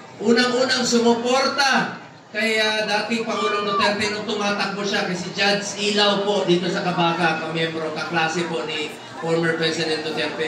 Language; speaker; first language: Filipino; non-native, local second language; Cebuano